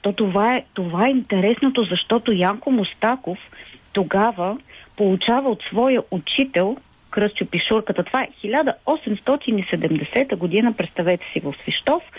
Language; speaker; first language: Bulgarian; native; Bulgarian